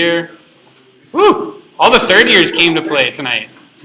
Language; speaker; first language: English; native; English